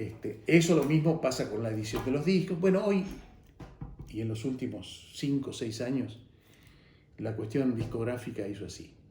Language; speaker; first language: Spanish; native; Spanish